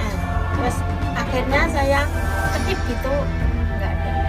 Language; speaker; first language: Indonesian; non-native, local second language; Javanese